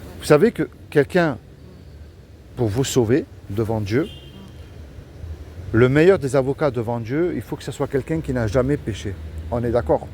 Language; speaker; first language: French; native; French